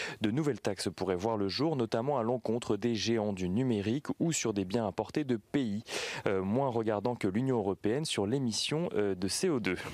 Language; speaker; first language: French; native; French